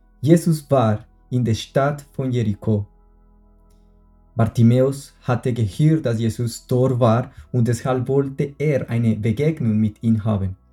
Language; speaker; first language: German; non-native, fluent; Spanish